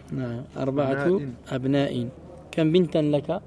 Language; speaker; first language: Arabic; non-native, fluent; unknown